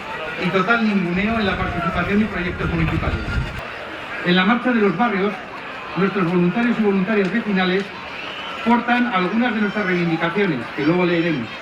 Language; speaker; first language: Spanish; native; Spanish